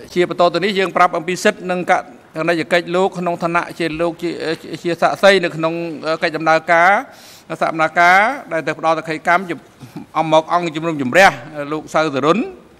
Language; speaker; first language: Khmer; native; Khmer